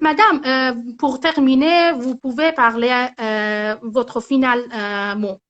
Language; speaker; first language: French; non-native, learner; Persian